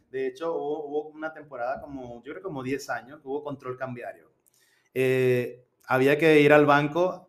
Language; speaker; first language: Spanish; native; Spanish